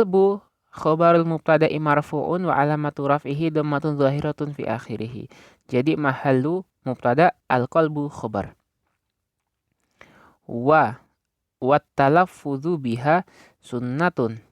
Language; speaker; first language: Arabic; non-native, fluent; Indonesian